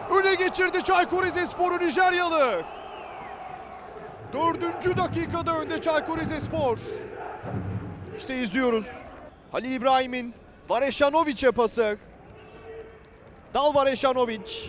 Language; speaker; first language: Turkish; native; Turkish